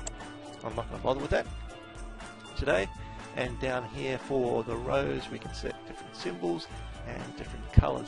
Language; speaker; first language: English; native; English